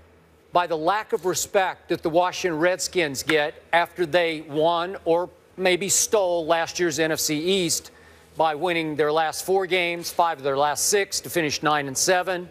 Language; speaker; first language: English; native; English